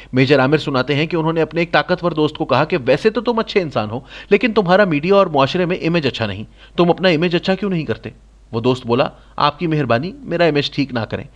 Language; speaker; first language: Urdu; non-native, local second language; Saraiki